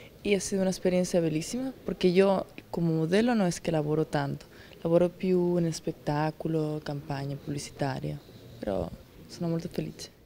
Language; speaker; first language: Italian; non-native, fluent; Spanish